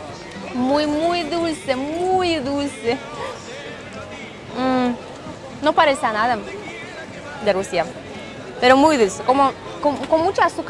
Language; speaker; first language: Spanish; non-native, fluent; Russian